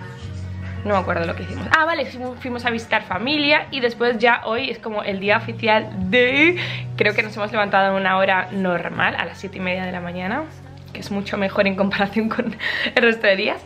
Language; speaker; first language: Spanish; native; Spanish